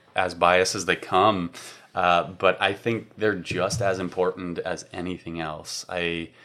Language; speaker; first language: English; native; English